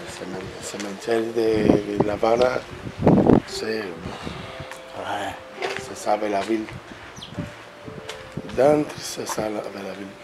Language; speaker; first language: French; non-native, learner; Spanish